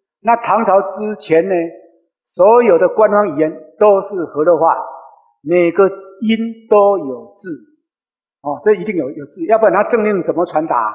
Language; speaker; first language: Chinese; non-native, local second language; Min Nan Chinese